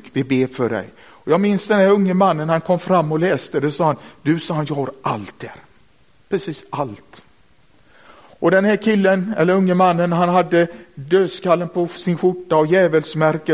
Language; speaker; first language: Swedish; native; Swedish